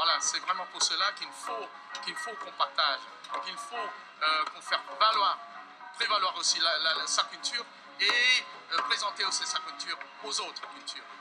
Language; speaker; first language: French; non-native, fluent; Vietnamese